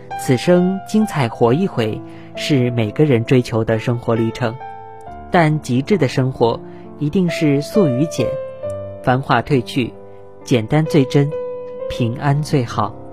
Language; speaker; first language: Chinese; native; Chinese